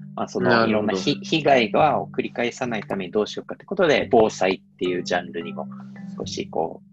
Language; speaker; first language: Japanese; native; Japanese